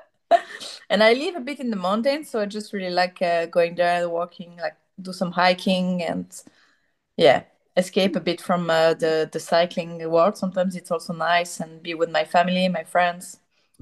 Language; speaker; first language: English; non-native, fluent; French